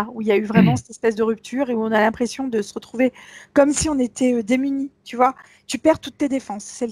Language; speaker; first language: French; native; French